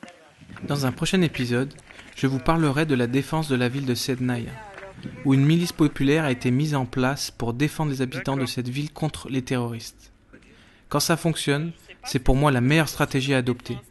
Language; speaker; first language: French; native; French